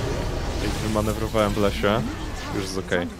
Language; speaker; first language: Polish; native; Polish